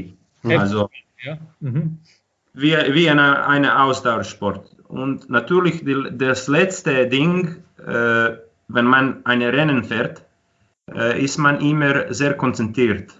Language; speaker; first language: German; non-native, fluent; Croatian